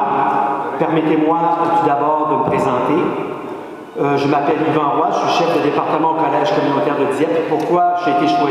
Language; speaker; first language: French; native; French